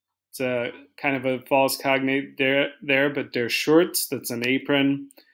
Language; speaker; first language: English; native; English